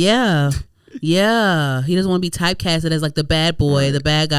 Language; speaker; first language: English; native; English